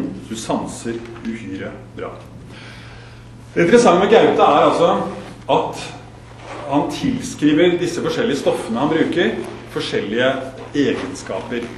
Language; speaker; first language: Norwegian; native; Norwegian